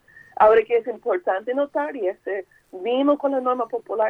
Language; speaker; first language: Spanish; non-native, fluent; English